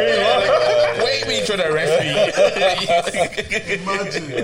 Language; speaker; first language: English; native; English